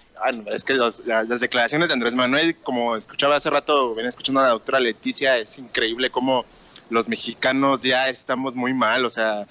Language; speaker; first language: Spanish; native; Spanish